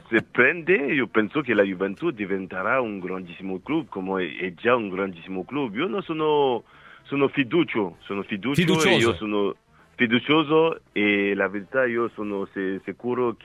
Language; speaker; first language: Italian; non-native, fluent; French